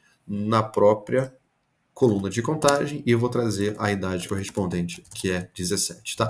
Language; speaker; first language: Portuguese; native; Portuguese